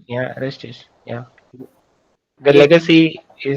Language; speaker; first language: German; non-native, learner; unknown